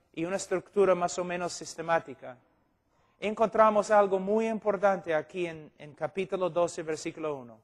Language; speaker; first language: Spanish; non-native, fluent; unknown